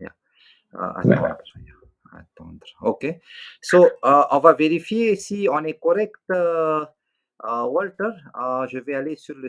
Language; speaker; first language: French; non-native, fluent; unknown